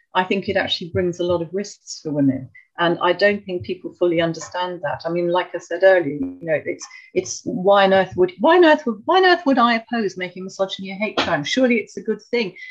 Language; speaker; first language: English; native; English